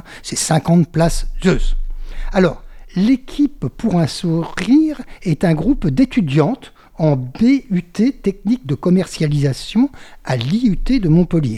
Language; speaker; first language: French; native; French